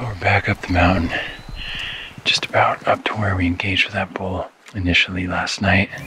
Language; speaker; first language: English; native; English